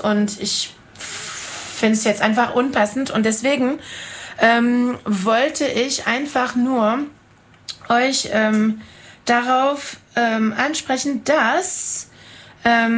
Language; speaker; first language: German; non-native, fluent; French